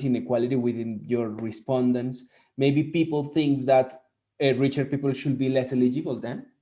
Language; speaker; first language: English; non-native, fluent; Spanish